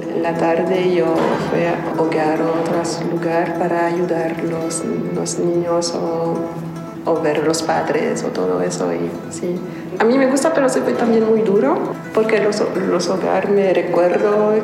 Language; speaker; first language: Spanish; non-native, learner; French